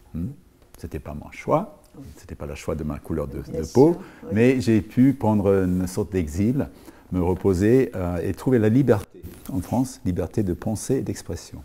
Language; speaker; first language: French; non-native, fluent; English